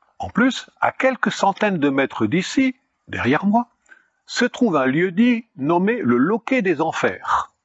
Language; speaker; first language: French; native; French